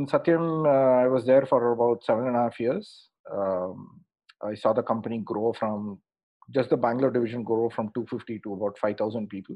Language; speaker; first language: English; non-native, local second language; Kannada